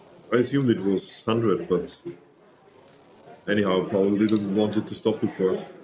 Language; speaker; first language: English; non-native, fluent; German